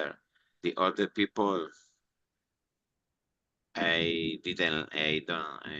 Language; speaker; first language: English; non-native, learner; Spanish